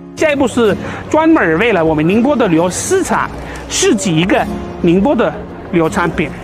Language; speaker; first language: Chinese; non-native, fluent; Bulgarian